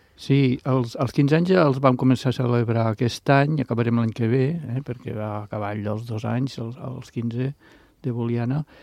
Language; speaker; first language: Catalan; native; Catalan